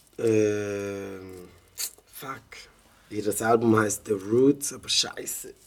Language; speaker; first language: German; native; German